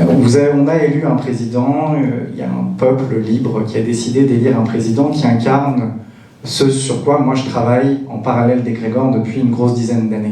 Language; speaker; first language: French; native; French